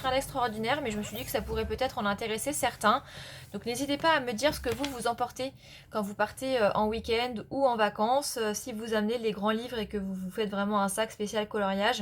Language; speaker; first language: French; native; French